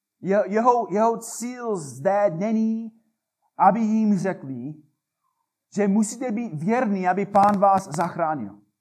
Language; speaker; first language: Czech; non-native, fluent; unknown